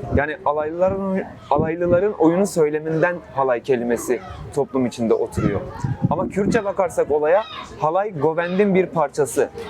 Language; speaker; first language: Turkish; non-native, local second language; Kurdish